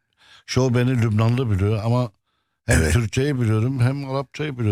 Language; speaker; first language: Turkish; non-native, fluent; Arabic